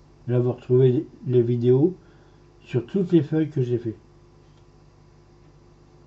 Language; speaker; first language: French; native; French